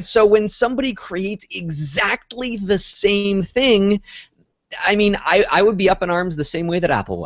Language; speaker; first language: English; native; English